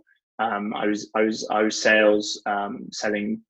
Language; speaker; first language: English; native; English